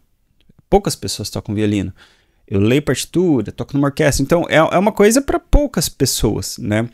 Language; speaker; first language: Portuguese; native; Portuguese